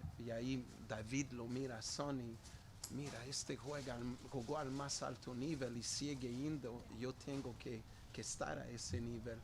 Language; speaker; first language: Spanish; non-native, fluent; Portuguese